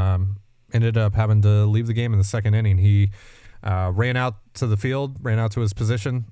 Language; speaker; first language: English; native; English